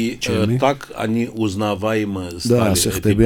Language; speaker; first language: Russian; non-native, fluent; Romanian